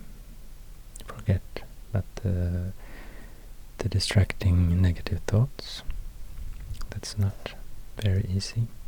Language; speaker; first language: English; non-native, fluent; Swedish